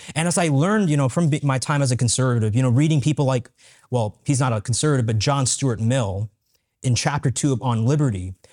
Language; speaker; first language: English; native; English